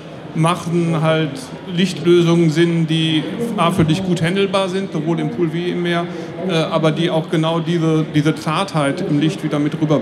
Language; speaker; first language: German; native; German